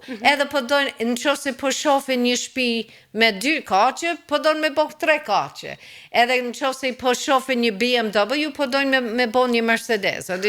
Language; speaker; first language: Albanian; non-native, fluent; English